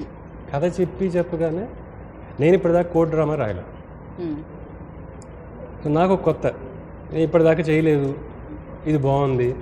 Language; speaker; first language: Telugu; native; Telugu